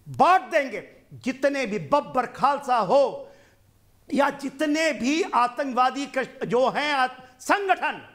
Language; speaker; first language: Hindi; non-native, local second language; Punjabi